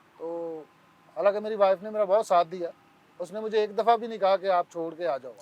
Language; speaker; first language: Urdu; non-native, local second language; Punjabi